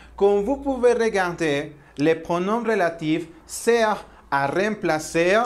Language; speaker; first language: French; non-native, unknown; Spanish